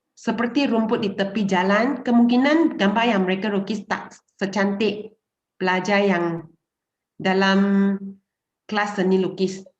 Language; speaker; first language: Malay; non-native, local second language; Chinese